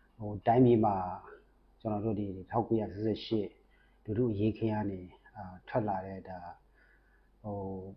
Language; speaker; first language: Burmese; non-native, local second language; S'gaw Karen